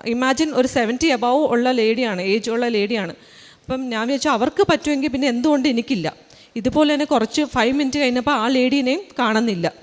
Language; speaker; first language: Malayalam; early bilingual, heritage; Malayalam